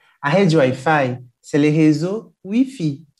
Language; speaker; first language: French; non-native, fluent; Portuguese